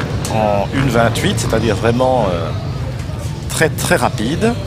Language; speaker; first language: French; native; French